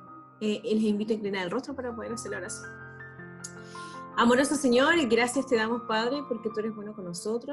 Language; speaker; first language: Spanish; native; Spanish